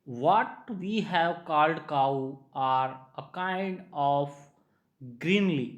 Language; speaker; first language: English; non-native, local second language; Gujarati